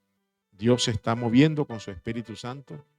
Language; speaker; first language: Spanish; native; Spanish